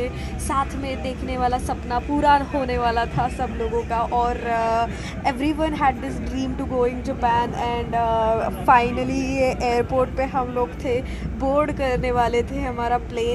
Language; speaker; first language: Hindi; non-native, local second language; Marathi